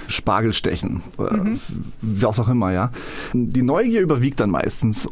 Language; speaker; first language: German; early bilingual, other home language; Polish